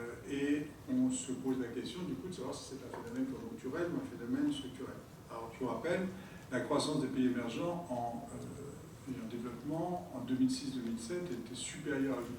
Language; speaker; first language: French; native; French